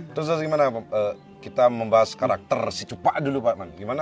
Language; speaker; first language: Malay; non-native, local second language; Balinese